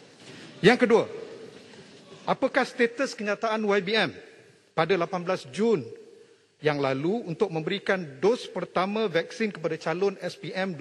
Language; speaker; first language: Malay; native; Malay